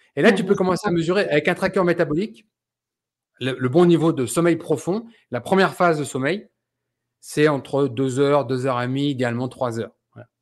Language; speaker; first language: French; native; French